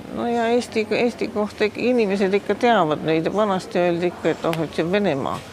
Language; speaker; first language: Estonian; early bilingual, heritage; Estonian